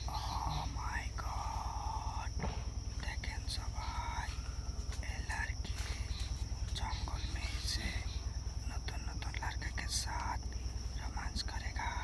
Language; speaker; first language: Hindi; non-native, learner; Bangla